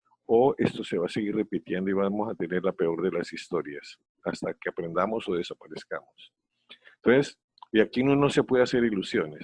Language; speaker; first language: Spanish; native; Spanish